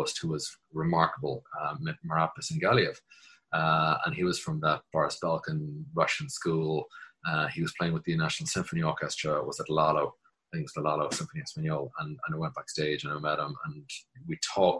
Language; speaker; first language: English; native; English